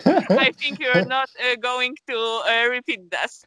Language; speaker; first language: English; non-native, fluent; Polish